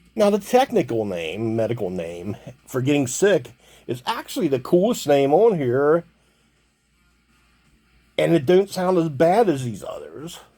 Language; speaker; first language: English; native; English